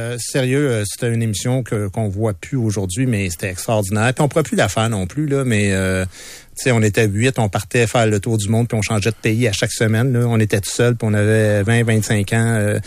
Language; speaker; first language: French; native; French